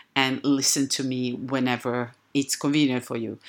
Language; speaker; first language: English; non-native, fluent; Serbian